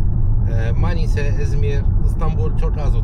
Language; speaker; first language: Turkish; non-native, learner; Arabic